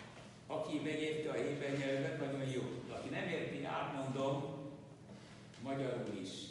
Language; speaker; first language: Hungarian; non-native, local second language; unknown